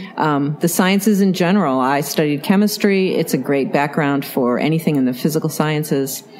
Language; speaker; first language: English; native; English